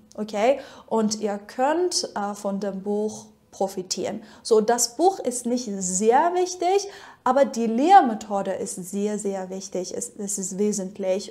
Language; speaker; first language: German; non-native, fluent; Persian